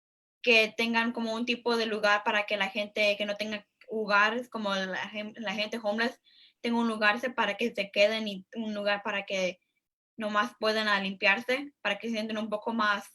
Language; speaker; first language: Spanish; early bilingual, heritage; Spanish